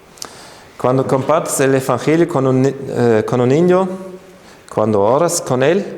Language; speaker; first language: Spanish; non-native, fluent; German